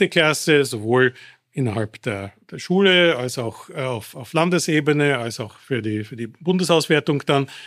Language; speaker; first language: German; early bilingual, other home language; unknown